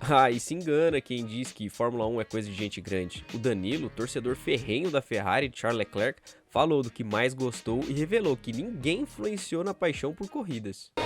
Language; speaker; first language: Portuguese; native; Portuguese